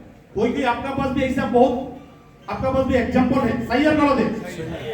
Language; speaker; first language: Hindi; non-native, local second language; Bangla